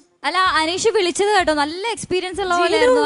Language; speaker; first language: Malayalam; native; Malayalam